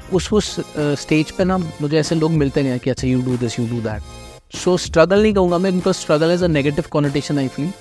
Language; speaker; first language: Hindi; non-native, local second language; Marathi